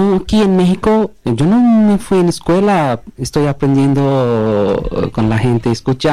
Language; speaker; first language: Spanish; non-native, learner; Bangla